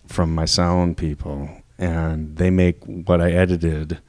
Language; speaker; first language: English; native; English